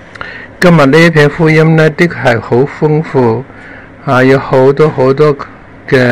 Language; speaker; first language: Chinese; non-native, local second language; Cantonese